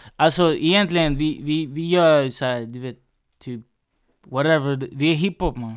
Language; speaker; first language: Swedish; early bilingual, other home language; Spanish